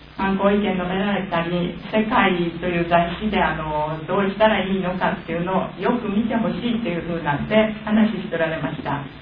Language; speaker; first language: Japanese; native; Japanese